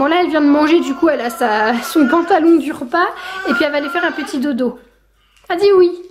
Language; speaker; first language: French; native; French